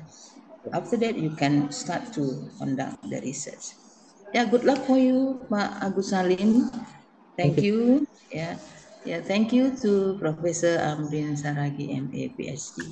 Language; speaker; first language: English; non-native, learner; Indonesian